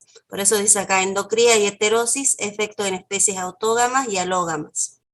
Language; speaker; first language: Spanish; native; Spanish